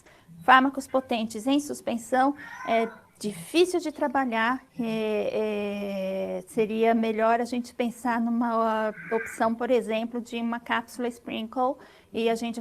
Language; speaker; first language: Portuguese; native; Portuguese